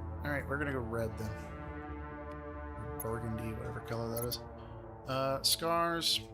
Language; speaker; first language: English; native; English